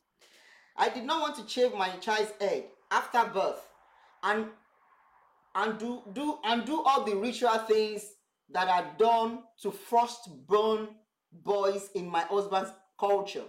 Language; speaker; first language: English; non-native, local second language; Yoruba